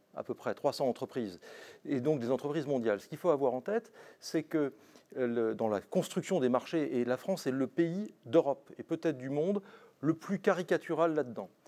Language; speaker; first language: French; native; French